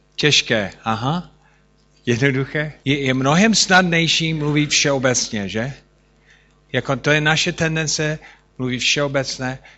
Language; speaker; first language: Czech; non-native, fluent; English